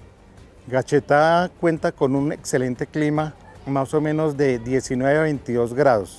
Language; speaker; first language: Spanish; native; Spanish